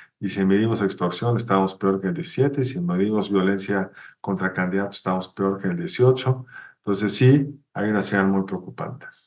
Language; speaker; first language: Spanish; native; Spanish